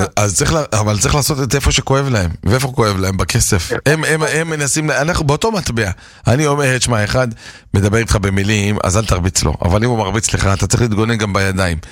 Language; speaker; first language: Hebrew; native; Hebrew